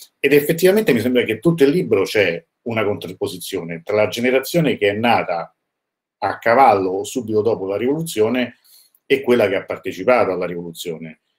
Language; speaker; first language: Italian; native; Italian